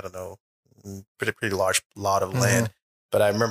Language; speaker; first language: English; native; English